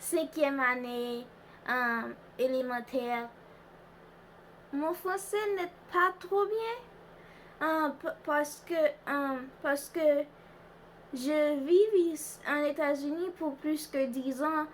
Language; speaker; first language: French; non-native, learner; Haitian Creole